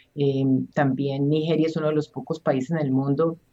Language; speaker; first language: Spanish; native; Spanish